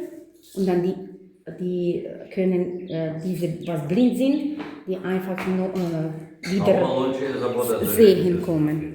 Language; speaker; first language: German; non-native, learner; Macedonian